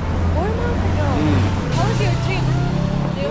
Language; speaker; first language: English; non-native, fluent; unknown